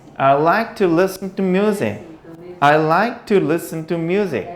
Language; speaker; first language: English; non-native, fluent; Korean